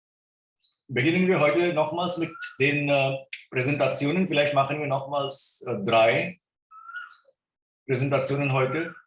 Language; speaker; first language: German; non-native, fluent; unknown